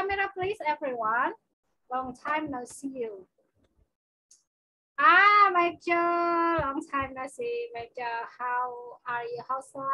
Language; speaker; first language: English; non-native, fluent; Indonesian